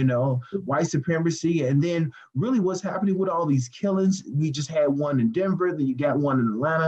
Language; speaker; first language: English; native; English